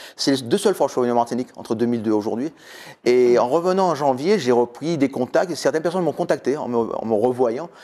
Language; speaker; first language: French; native; French